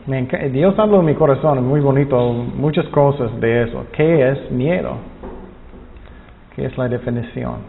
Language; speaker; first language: Spanish; non-native, fluent; English